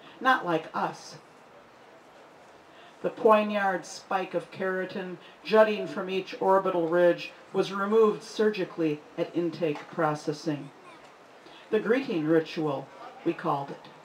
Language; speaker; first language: English; native; English